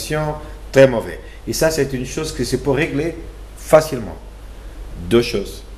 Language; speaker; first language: French; non-native, learner; Portuguese